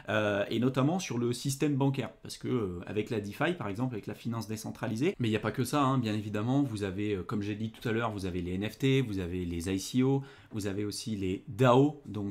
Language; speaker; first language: French; native; French